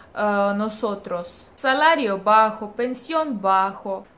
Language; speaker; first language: Spanish; non-native, fluent; Russian